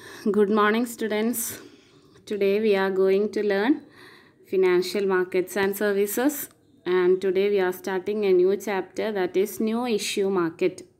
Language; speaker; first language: English; non-native, local second language; Malayalam